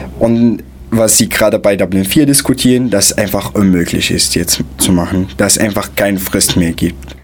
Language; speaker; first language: German; non-native, fluent; Arabic